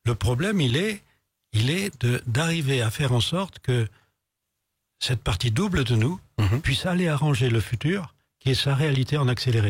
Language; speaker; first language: French; native; French